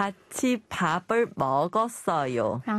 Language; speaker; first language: Korean; non-native, learner; Chinese